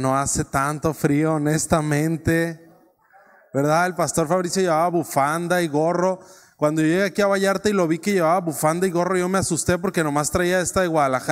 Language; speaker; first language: Spanish; native; Spanish